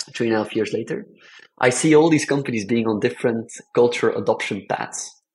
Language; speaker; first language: English; non-native, fluent; Dutch